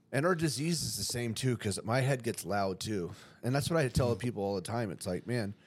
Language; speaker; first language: English; native; English